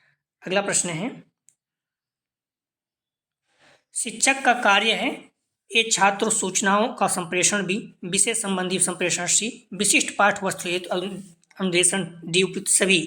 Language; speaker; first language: Hindi; native; Hindi